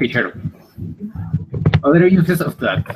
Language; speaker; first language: English; non-native, learner; Spanish